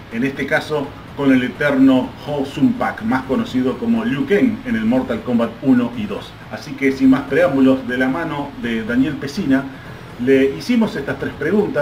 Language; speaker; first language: Spanish; native; Spanish